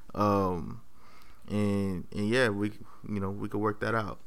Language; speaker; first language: English; native; English